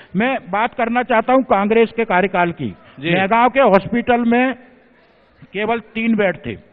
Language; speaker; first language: Hindi; native; Hindi